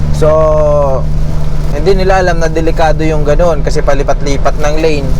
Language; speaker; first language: Filipino; native; Filipino